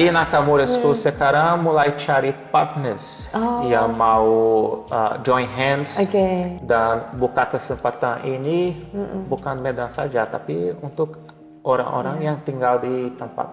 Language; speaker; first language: Indonesian; non-native, learner; Portuguese